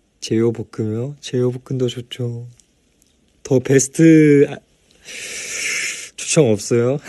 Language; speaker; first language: Korean; non-native, fluent; Chinese